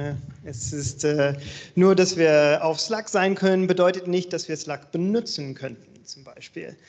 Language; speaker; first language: German; non-native, learner; English